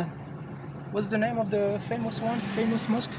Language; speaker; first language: English; non-native, learner; French